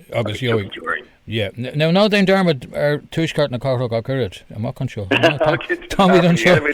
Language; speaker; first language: Irish; non-native, local second language; English